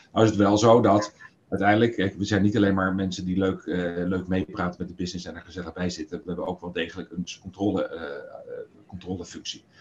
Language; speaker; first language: Dutch; native; Dutch